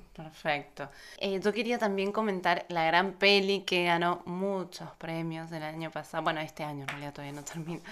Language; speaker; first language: Spanish; native; Spanish